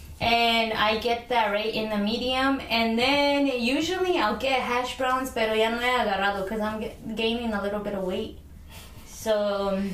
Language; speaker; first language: English; early bilingual, other home language; Spanish